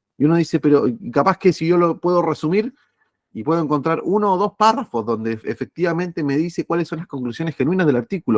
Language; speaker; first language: Spanish; native; Spanish